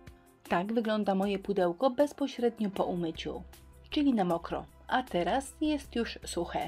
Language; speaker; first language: Polish; native; Polish